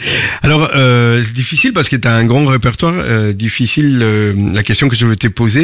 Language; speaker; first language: French; native; French